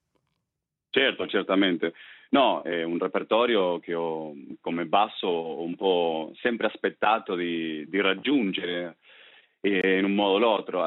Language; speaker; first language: Italian; non-native, fluent; Spanish